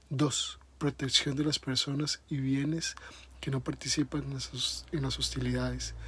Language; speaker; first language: Spanish; native; Spanish